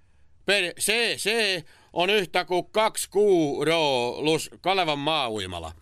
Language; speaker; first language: Finnish; native; Finnish